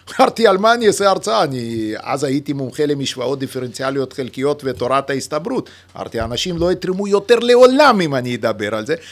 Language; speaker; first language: Hebrew; non-native, fluent; Yiddish